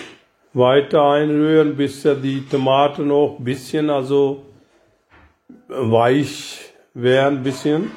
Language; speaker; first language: German; non-native, learner; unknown